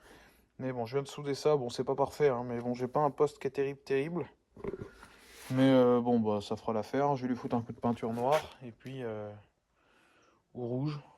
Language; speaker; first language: French; native; French